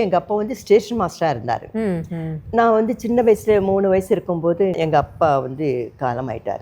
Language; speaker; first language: Tamil; non-native, local second language; Telugu